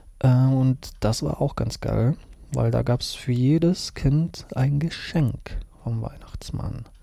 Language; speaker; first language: German; early bilingual, other home language; Russian